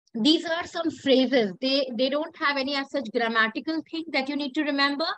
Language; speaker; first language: English; non-native, local second language; Hindi